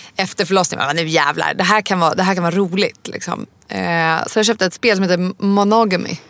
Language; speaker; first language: Swedish; native; Swedish